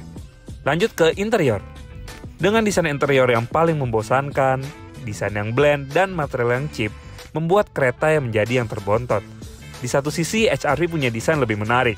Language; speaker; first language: Indonesian; native; Indonesian